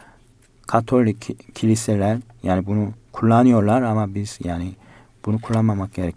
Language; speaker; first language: Turkish; non-native, learner; Korean